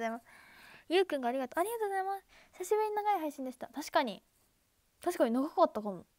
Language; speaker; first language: Japanese; native; Japanese